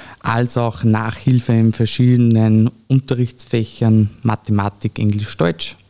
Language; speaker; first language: German; native; German